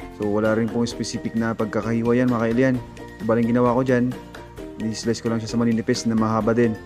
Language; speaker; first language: Filipino; non-native, local second language; Iloko